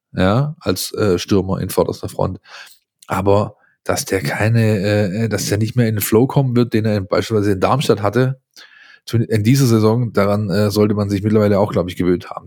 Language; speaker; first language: German; native; German